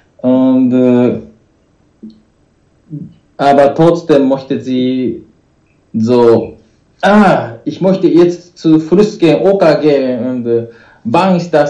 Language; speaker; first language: German; non-native, learner; Japanese